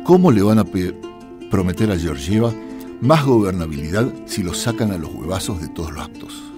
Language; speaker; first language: Spanish; native; Spanish